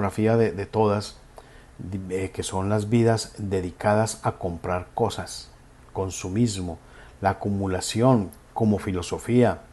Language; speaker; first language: Spanish; native; Spanish